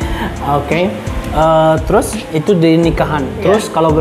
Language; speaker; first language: Indonesian; non-native, learner; Arabic